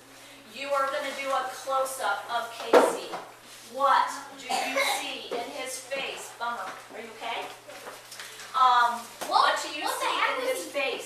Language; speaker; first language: English; native; English